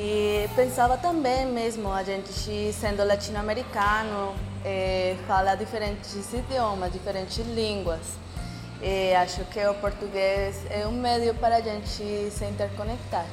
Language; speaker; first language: Portuguese; non-native, fluent; Spanish